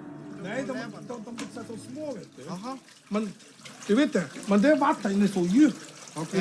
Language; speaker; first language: Swedish; non-native, learner; Somali